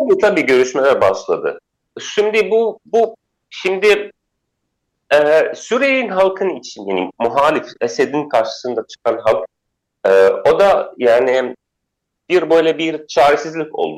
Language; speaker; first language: Turkish; non-native, fluent; Arabic